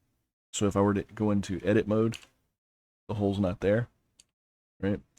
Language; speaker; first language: English; native; English